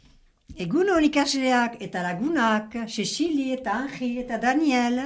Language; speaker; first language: Basque; non-native, fluent; French